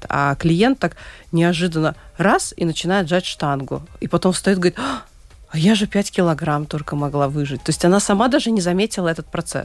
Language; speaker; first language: Russian; native; Russian